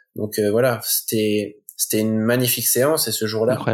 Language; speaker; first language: French; native; French